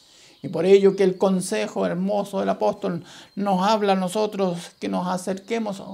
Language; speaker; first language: Spanish; native; Spanish